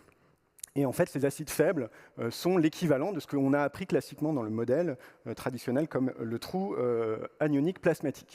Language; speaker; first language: French; native; French